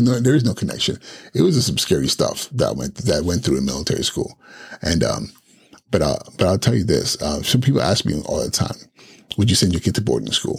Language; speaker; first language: English; non-native, local second language; Igbo